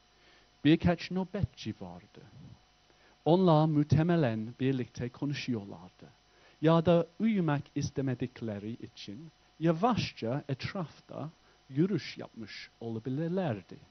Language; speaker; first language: Turkish; non-native, fluent; English